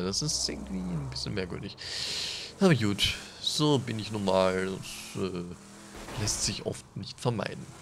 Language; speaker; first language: German; native; German